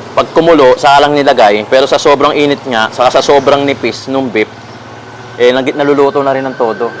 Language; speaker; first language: Filipino; native; Filipino